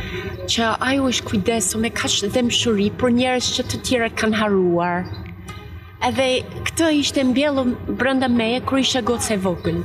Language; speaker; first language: Albanian; non-native, learner; English